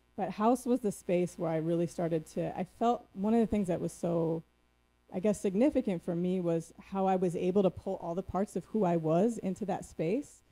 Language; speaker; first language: English; native; English